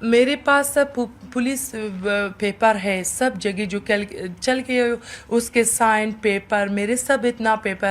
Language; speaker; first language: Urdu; non-native, learner; Persian